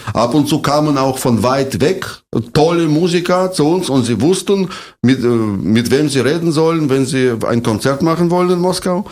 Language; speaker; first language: German; non-native, fluent; Russian